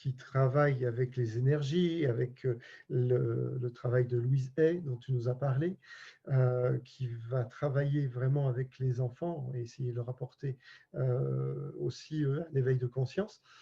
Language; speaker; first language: French; native; French